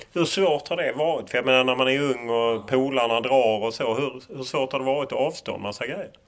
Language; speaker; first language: Swedish; native; Swedish